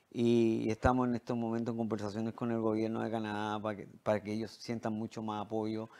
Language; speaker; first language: Spanish; native; Spanish